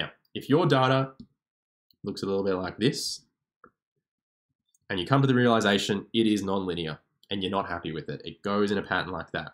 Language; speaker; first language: English; native; English